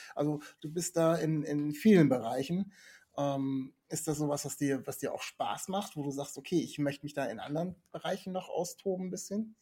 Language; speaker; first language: German; native; German